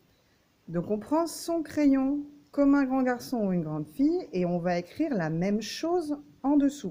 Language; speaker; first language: French; native; French